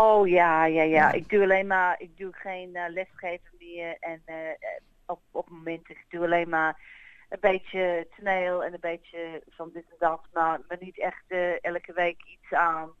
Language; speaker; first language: Dutch; early bilingual, heritage; English